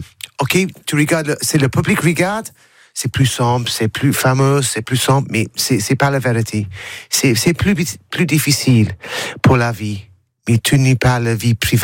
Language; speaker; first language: French; non-native, learner; English